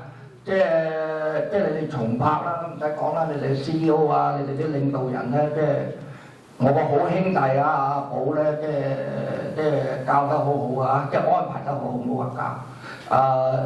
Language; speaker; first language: Cantonese; native; Cantonese